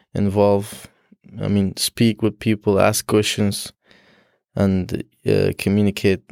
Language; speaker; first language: English; non-native, learner; Persian